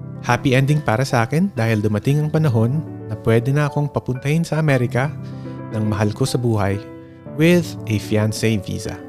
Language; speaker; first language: English; non-native, local second language; Filipino